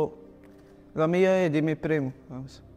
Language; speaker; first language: Spanish; non-native, learner; Arabic